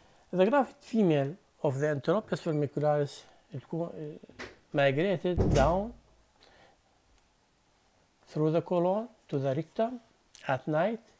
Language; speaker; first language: English; non-native, fluent; Arabic